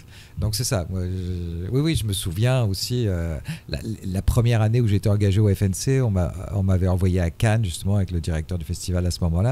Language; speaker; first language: French; native; French